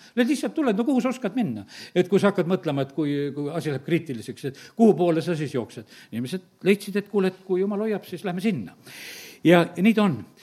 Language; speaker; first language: Estonian; native; Estonian